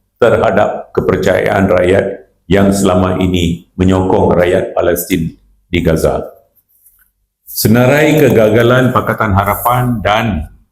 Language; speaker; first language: Malay; non-native, local second language; Tamil